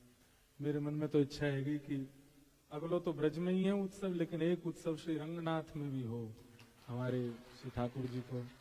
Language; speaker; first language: Hindi; native; Hindi